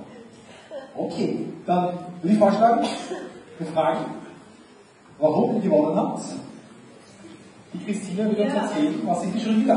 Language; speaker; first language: German; native; German